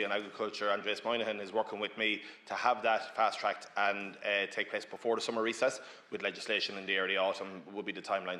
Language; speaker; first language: English; native; English